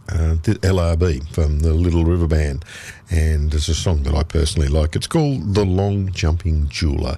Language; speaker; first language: English; native; English